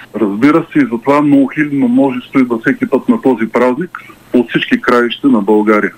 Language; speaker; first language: Bulgarian; native; Bulgarian